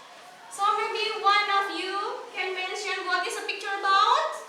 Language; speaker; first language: English; non-native, fluent; Indonesian